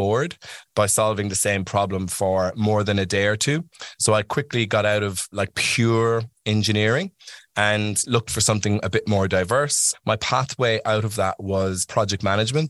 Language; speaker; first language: English; native; English